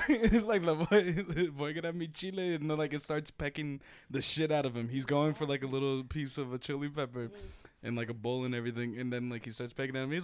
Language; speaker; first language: English; early bilingual, other home language; Spanish